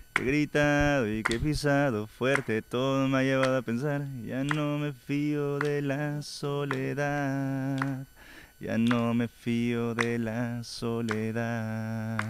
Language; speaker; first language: Spanish; native; Spanish